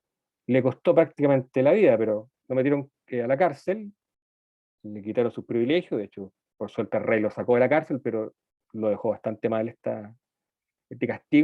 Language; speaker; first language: Spanish; native; Spanish